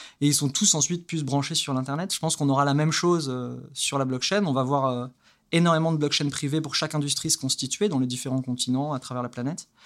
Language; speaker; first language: French; native; French